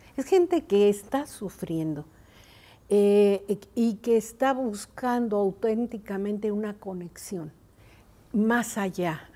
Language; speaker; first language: Spanish; native; Spanish